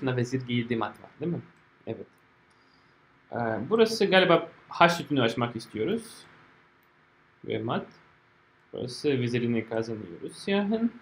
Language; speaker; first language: Turkish; non-native, fluent; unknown